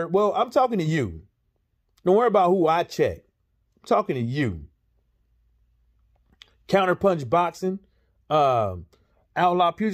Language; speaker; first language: English; native; English